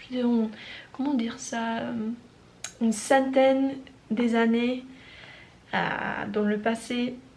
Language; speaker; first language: French; non-native, learner; English